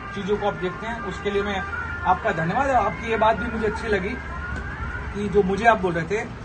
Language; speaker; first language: Hindi; non-native, local second language; Gujarati